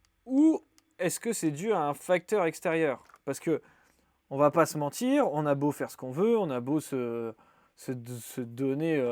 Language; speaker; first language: French; native; French